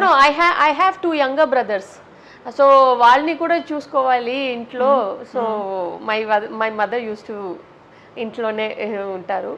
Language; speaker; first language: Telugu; non-native, learner; Tamil